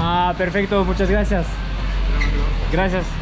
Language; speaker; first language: Spanish; non-native, learner; French